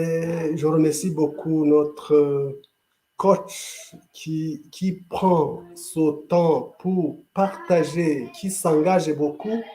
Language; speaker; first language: French; non-native, local second language; Kinyarwanda